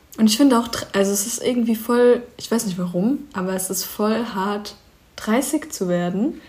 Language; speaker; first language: German; native; German